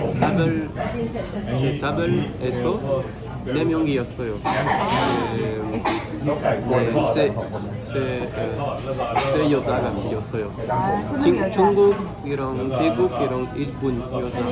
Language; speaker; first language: Korean; non-native, learner; French